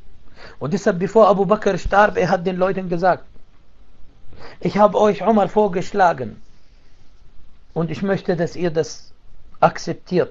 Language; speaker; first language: German; non-native, fluent; Arabic